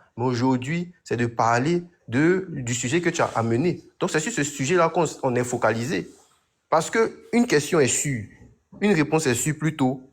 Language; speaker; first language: French; native; French